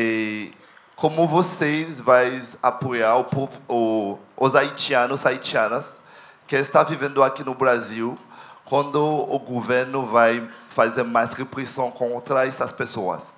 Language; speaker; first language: Portuguese; non-native, learner; Haitian Creole